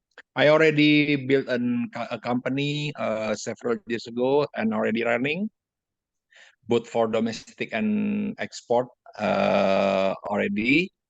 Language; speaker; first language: English; non-native, learner; Indonesian